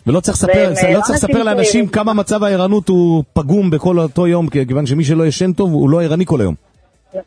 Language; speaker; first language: Hebrew; native; Hebrew